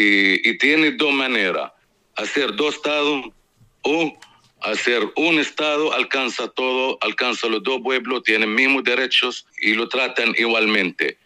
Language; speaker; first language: Spanish; non-native, fluent; Arabic